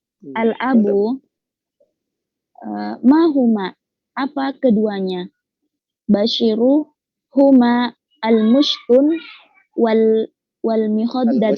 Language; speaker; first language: Arabic; non-native, learner; Indonesian